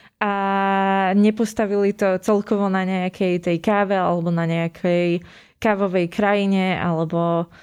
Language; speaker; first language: Slovak; native; Slovak